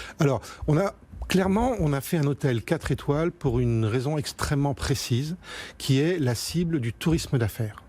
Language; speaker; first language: French; native; French